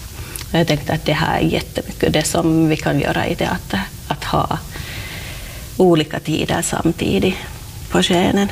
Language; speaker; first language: Swedish; non-native, local second language; Finnish